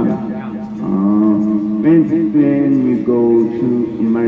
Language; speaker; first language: English; non-native, learner; Korean